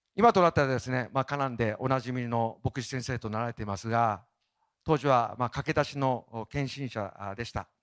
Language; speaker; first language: Japanese; native; Japanese